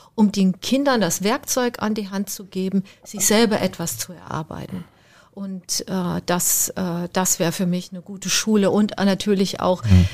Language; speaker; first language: German; native; German